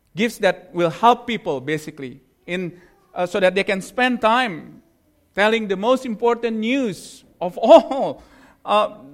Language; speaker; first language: English; non-native, fluent; Indonesian